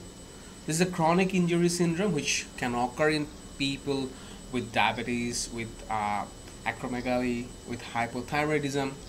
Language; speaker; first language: English; non-native, local second language; Bangla